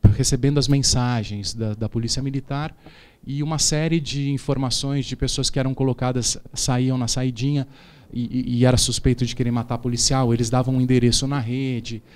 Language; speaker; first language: Portuguese; native; Portuguese